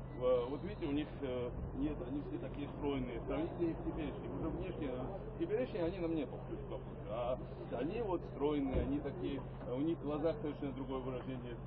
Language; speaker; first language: Russian; non-native, local second language; Georgian